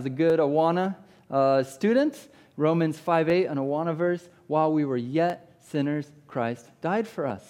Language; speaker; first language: English; native; English